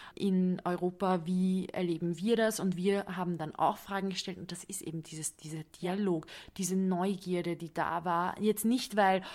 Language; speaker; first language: German; non-native, fluent; Hungarian